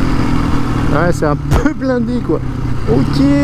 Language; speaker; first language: French; native; French